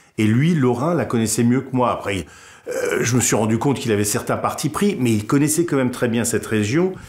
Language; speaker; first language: French; native; French